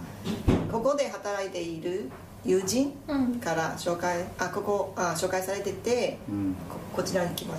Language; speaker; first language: Japanese; non-native, fluent; Chinese